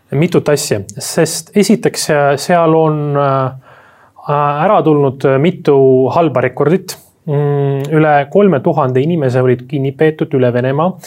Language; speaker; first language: Estonian; non-native, local second language; Russian